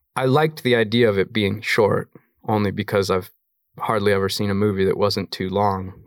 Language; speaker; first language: English; native; English